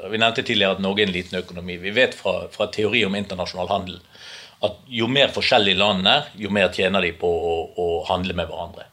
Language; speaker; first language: Norwegian; native; Norwegian